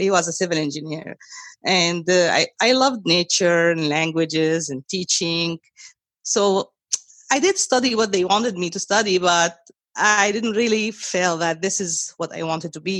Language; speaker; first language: English; non-native, fluent; Arabic